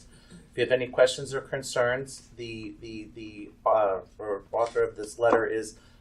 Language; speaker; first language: English; native; English